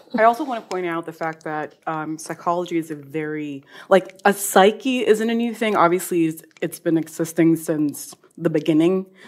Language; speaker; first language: English; non-native, fluent; Norwegian